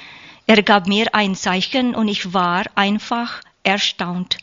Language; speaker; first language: German; non-native, learner; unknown